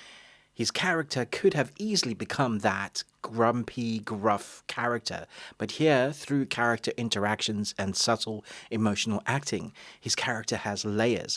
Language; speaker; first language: English; native; English